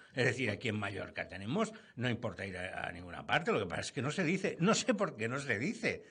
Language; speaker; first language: Spanish; non-native, local second language; Catalan